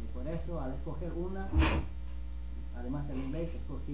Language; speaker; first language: Spanish; non-native, fluent; English